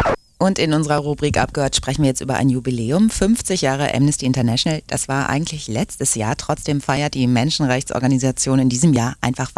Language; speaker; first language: German; native; German